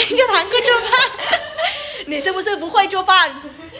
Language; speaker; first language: Chinese; non-native, fluent; Vietnamese